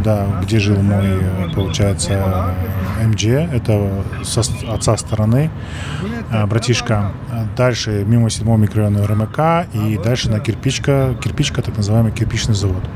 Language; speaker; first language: Russian; native; Russian